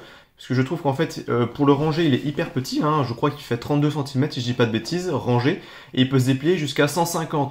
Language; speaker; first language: French; native; French